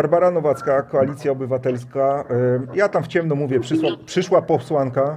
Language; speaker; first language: Polish; native; Polish